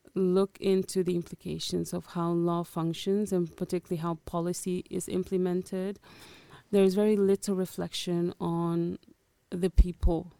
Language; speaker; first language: English; early bilingual, other home language; Portuguese